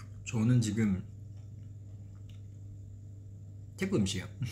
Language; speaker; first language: Korean; non-native, fluent; Chinese